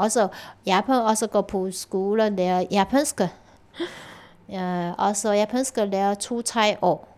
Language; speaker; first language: Danish; non-native, learner; Chinese